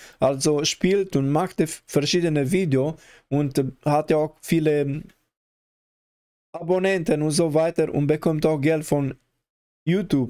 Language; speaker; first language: German; non-native, learner; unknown